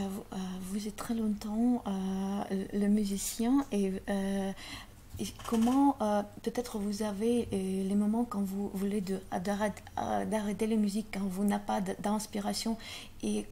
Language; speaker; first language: French; non-native, learner; Russian